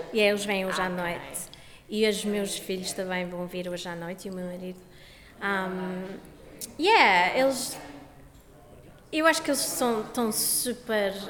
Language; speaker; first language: Portuguese; early bilingual, heritage; Portuguese